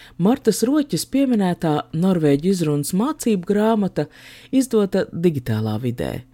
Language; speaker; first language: Latvian; native; Latvian